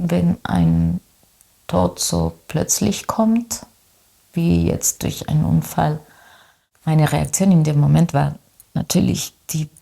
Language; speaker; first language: German; non-native, fluent; Spanish